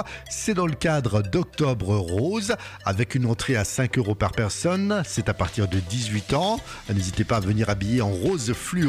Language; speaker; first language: French; native; French